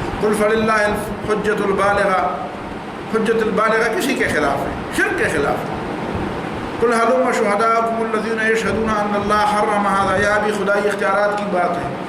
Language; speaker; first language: Urdu; non-native, local second language; Pashto